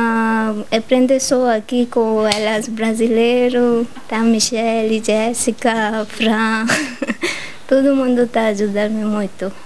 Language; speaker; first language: Portuguese; non-native, learner; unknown